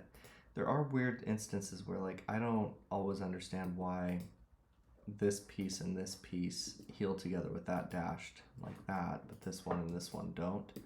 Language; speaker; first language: English; native; English